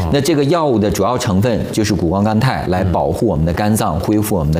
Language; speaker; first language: Chinese; native; Chinese